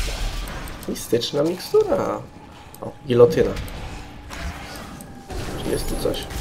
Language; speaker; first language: Polish; native; Polish